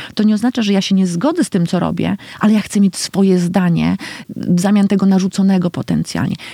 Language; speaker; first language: Polish; native; Polish